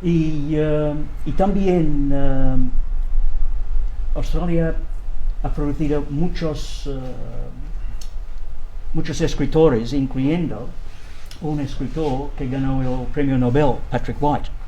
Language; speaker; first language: Spanish; non-native, learner; English